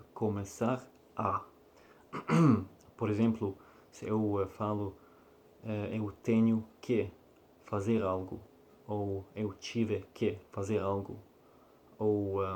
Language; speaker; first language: Portuguese; non-native, learner; Russian